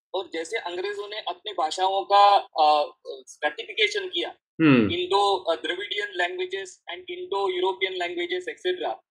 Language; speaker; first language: Hindi; non-native, local second language; Marathi